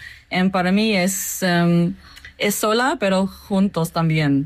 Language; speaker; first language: Spanish; non-native, learner; English